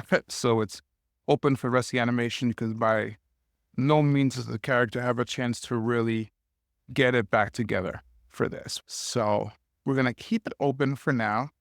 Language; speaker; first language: English; native; English